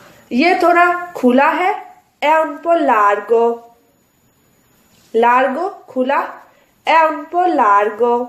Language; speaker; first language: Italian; non-native, fluent; Urdu